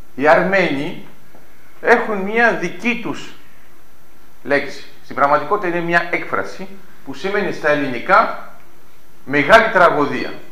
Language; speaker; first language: Greek; early bilingual, heritage; Greek